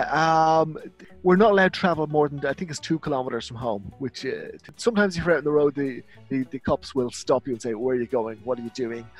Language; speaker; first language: English; native; English